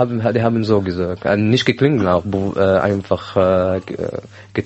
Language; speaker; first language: German; non-native, learner; Arabic